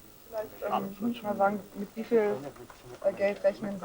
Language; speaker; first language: German; native; German